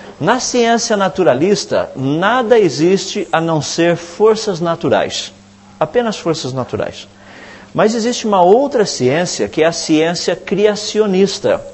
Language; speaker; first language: Portuguese; native; Portuguese